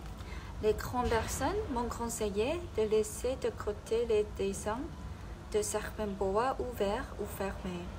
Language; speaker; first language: French; non-native, learner; Chinese